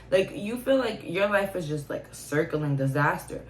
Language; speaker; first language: English; native; English